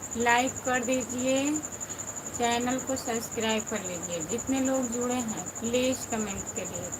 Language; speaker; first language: Hindi; native; Hindi